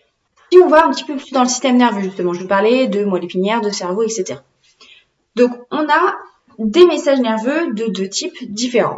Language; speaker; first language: French; native; French